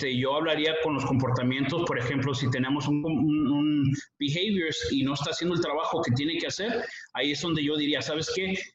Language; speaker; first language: Spanish; early bilingual, heritage; Spanish